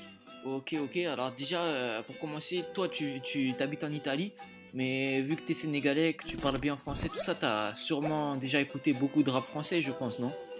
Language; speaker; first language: French; native; French